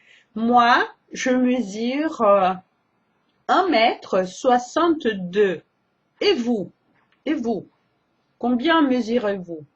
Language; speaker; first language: French; non-native, fluent; Portuguese